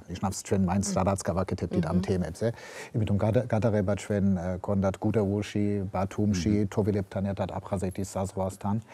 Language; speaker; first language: Georgian; non-native, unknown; German